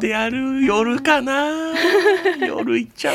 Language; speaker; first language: Japanese; native; Japanese